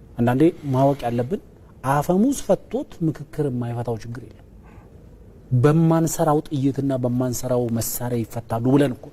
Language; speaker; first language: Amharic; non-native, local second language; Oromo